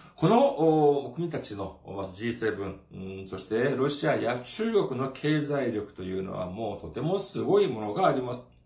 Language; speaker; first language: Japanese; non-native, fluent; Korean